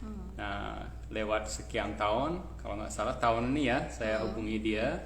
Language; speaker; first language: Indonesian; non-native, fluent; English